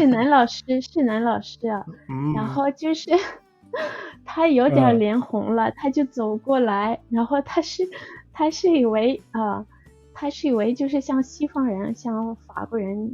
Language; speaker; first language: Chinese; non-native, fluent; Russian